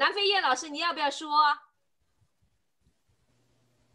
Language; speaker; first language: Chinese; native; Chinese